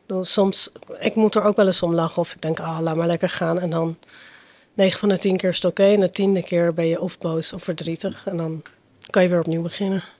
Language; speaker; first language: Dutch; early bilingual, other home language; Persian